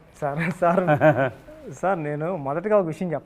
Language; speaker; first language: Telugu; native; Telugu